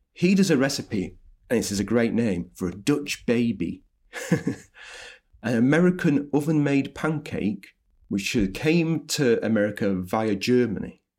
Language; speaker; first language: English; native; English